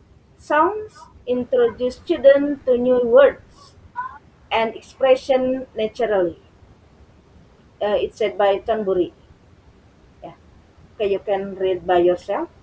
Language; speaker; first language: English; non-native, learner; Indonesian